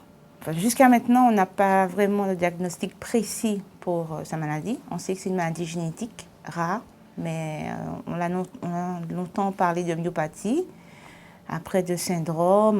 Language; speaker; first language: French; native; French